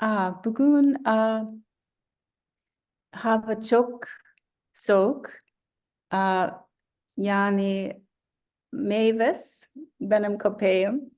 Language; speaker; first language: Turkish; non-native, learner; English